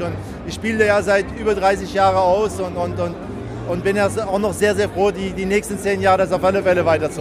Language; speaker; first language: German; native; German